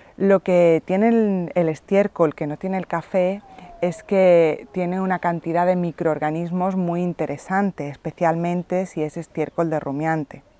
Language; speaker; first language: Spanish; native; Spanish